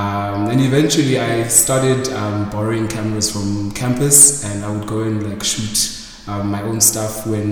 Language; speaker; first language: English; non-native, local second language; Xhosa